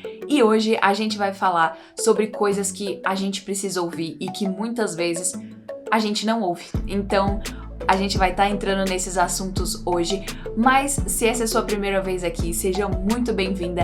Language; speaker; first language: Portuguese; native; Portuguese